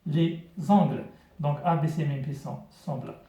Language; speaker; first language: French; non-native, local second language; Arabic